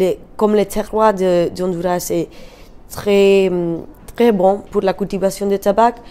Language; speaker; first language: French; non-native, learner; Spanish